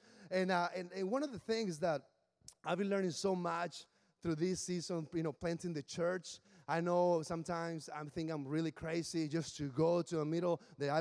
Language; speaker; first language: English; non-native, fluent; Spanish